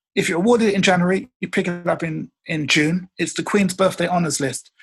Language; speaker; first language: English; native; English